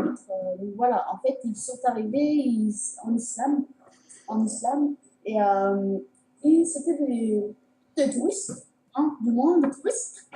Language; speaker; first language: French; native; French